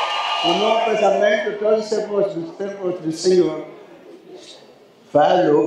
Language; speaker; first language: Portuguese; non-native, learner; Lingala